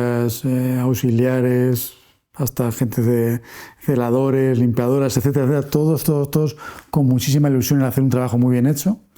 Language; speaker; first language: Spanish; native; Spanish